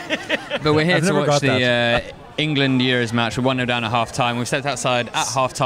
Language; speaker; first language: English; native; English